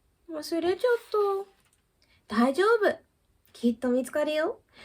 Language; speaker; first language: Japanese; early bilingual, heritage; Japanese